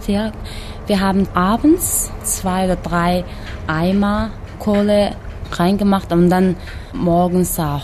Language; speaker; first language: German; non-native, learner; Mongolian